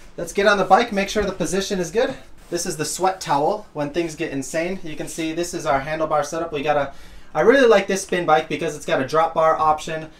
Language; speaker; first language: English; native; English